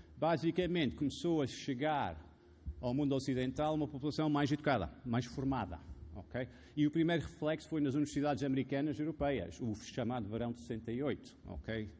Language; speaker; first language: Portuguese; non-native, fluent; Arabic